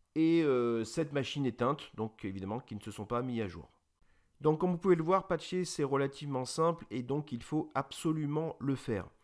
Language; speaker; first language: French; native; French